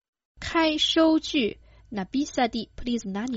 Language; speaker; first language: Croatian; non-native, fluent; Chinese